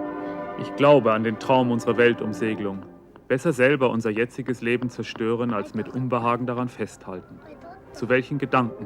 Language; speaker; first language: German; native; German